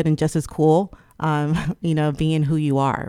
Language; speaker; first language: English; native; English